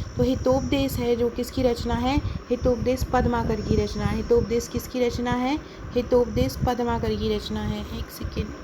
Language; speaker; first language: Hindi; native; Hindi